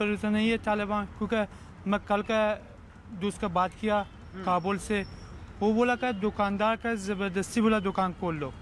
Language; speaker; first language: Hindi; non-native, learner; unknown